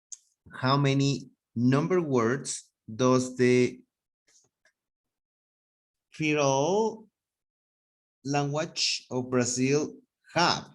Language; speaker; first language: English; non-native, fluent; Spanish